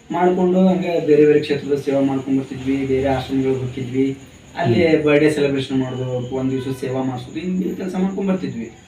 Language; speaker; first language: Kannada; native; Kannada